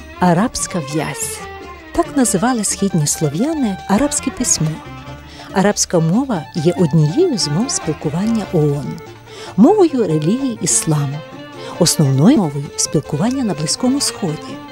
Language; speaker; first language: Ukrainian; native; Ukrainian